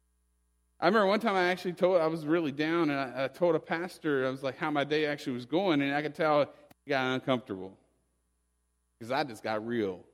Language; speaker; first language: English; native; English